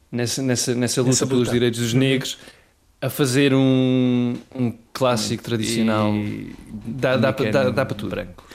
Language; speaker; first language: Portuguese; native; Portuguese